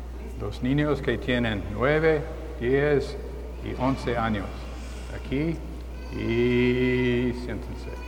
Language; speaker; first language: Spanish; non-native, learner; English